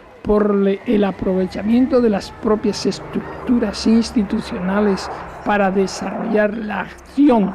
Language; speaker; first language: Spanish; native; Spanish